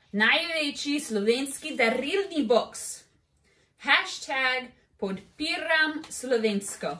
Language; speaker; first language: Slovenian; non-native, learner; English